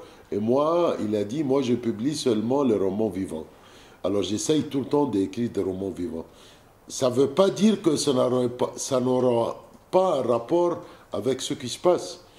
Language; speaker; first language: French; non-native, fluent; Arabic